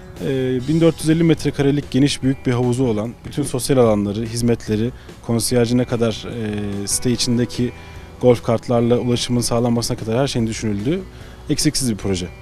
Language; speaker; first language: Turkish; early bilingual, heritage; Turkish